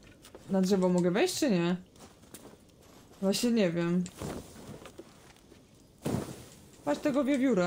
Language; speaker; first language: Polish; native; Polish